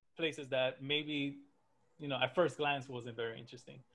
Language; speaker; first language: English; native; English